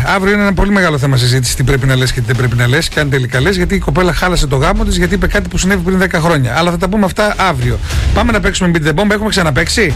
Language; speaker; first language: Greek; native; Greek